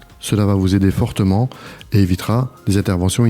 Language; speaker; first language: French; native; French